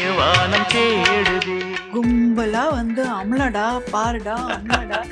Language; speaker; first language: Tamil; non-native, local second language; English